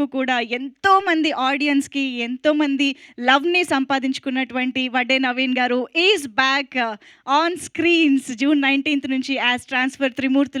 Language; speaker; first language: Telugu; native; Telugu